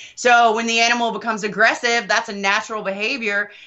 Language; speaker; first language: English; native; English